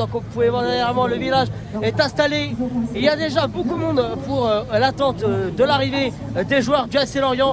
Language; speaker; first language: French; native; French